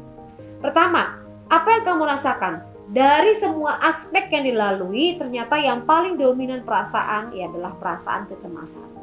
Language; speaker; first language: Indonesian; native; Indonesian